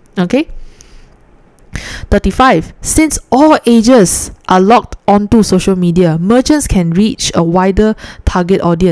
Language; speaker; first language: English; non-native, local second language; Chinese